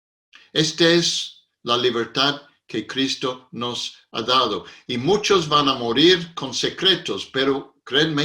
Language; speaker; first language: Spanish; non-native, fluent; English